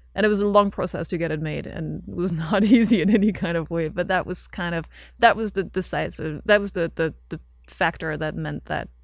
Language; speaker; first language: English; non-native, fluent; French